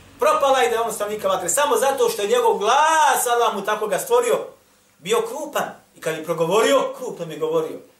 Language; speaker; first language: Bosnian; native; Bosnian